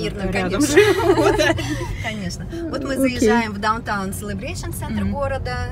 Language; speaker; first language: Russian; native; Russian